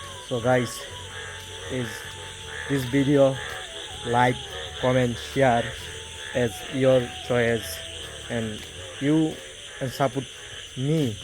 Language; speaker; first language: English; non-native, local second language; Bangla